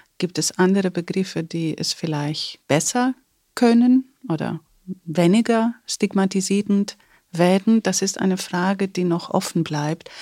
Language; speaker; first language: German; non-native, fluent; Greek